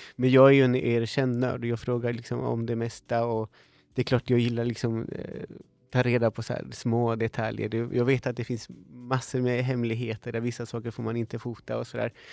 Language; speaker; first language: Swedish; non-native, fluent; Spanish